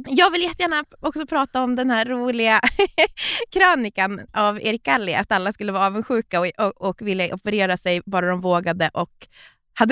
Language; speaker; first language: Swedish; native; Swedish